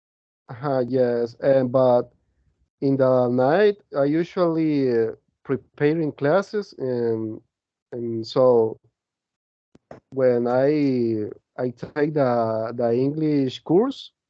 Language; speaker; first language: English; non-native, learner; Spanish